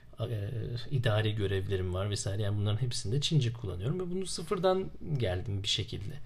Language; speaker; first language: Turkish; native; Turkish